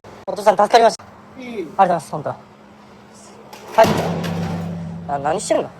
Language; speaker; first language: Japanese; native; Japanese